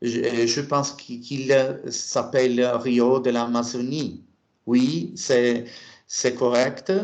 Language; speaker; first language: French; non-native, learner; Italian